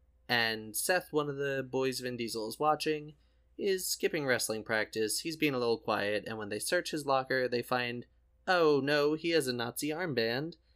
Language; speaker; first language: English; native; English